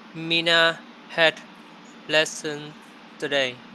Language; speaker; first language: English; non-native, learner; Vietnamese